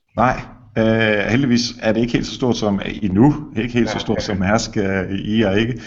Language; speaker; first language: Danish; native; Danish